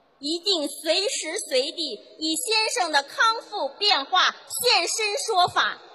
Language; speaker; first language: Chinese; native; Chinese